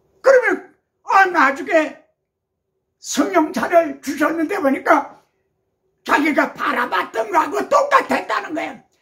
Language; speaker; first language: Korean; native; Korean